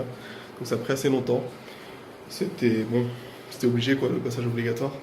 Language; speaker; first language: French; native; French